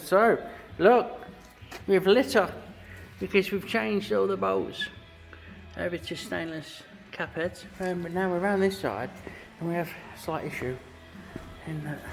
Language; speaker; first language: English; native; English